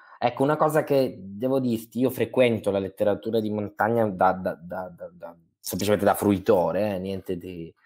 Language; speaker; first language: Italian; native; Italian